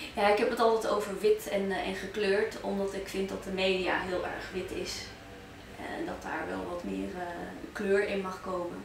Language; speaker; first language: Dutch; early bilingual, other home language; Arabic